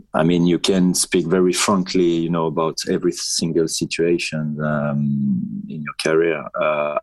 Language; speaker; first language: English; non-native, fluent; French